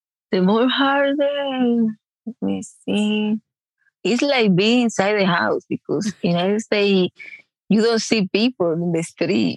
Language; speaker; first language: English; non-native, learner; Spanish